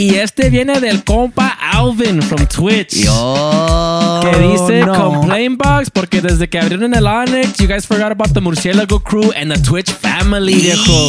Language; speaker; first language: Spanish; early bilingual, other home language; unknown